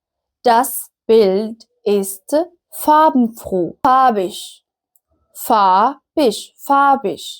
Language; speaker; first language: German; non-native, fluent; Arabic